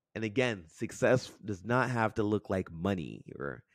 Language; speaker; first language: English; native; English